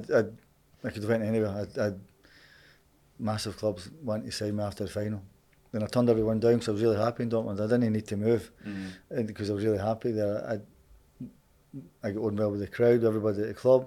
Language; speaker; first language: English; native; English